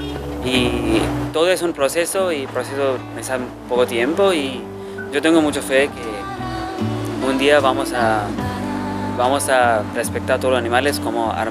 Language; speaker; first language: Spanish; non-native, learner; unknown